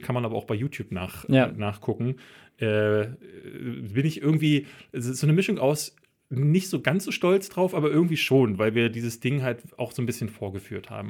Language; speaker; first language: German; native; German